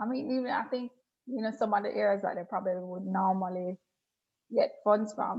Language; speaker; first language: English; native; English